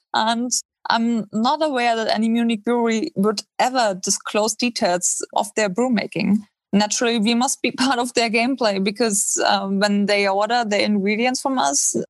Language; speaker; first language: English; non-native, fluent; German